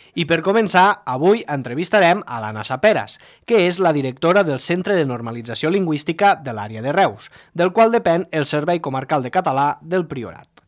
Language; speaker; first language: Catalan; native; Catalan